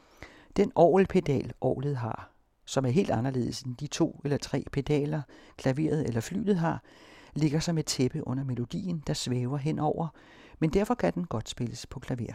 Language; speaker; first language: Danish; native; Danish